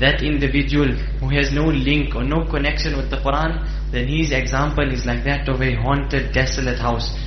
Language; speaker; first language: English; native; English